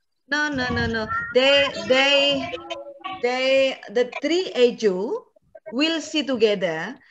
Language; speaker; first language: English; non-native, fluent; Indonesian